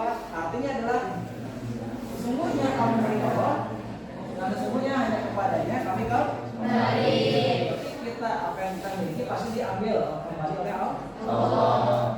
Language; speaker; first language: Indonesian; native; Indonesian